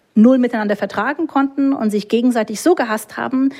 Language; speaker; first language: German; non-native, fluent; English